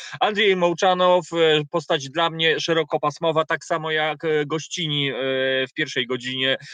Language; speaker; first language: Polish; native; Polish